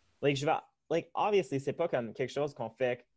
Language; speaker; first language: French; non-native, local second language; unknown